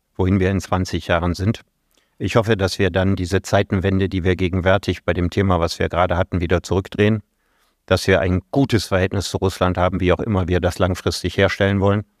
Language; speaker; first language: German; native; German